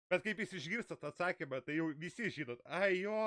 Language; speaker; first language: Lithuanian; native; Lithuanian